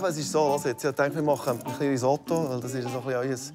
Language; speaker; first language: German; native; German